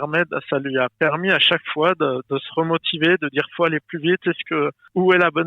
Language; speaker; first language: French; native; French